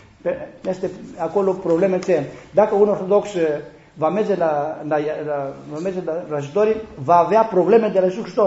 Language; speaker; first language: Romanian; non-native, learner; Greek